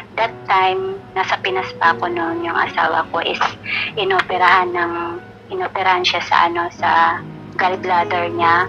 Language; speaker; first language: Filipino; non-native, local second language; Bikol